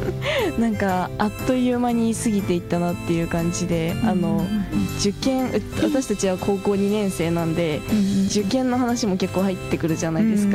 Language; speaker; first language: Japanese; native; Japanese